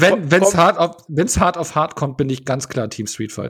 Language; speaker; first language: German; native; German